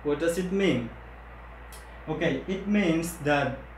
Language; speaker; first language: English; non-native, fluent; Spanish